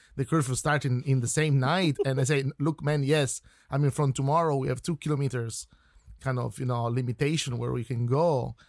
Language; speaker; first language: English; non-native, fluent; Italian